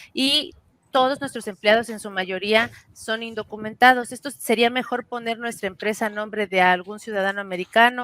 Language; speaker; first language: Spanish; native; Spanish